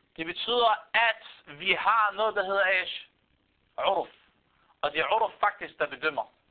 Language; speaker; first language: Danish; non-native, fluent; Arabic